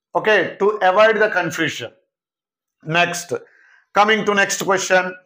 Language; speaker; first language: English; non-native, local second language; Telugu